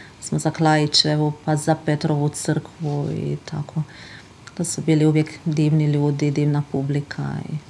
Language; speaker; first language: Bosnian; non-native, fluent; Hungarian